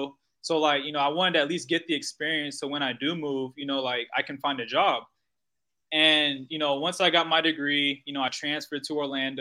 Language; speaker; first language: English; native; English